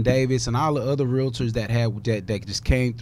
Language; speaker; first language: English; native; English